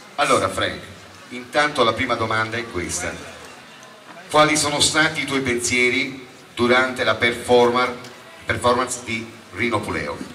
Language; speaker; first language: Italian; native; Italian